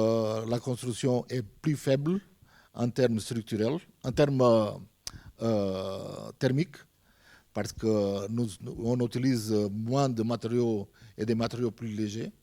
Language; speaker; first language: French; non-native, fluent; Portuguese